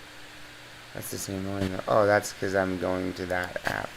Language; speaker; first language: English; native; English